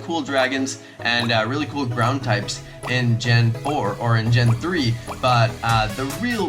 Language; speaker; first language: English; native; English